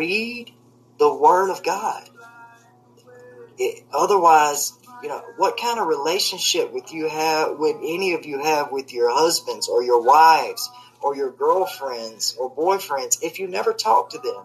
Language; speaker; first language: English; native; English